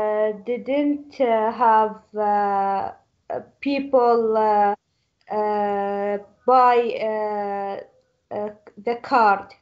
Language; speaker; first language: English; non-native, learner; Arabic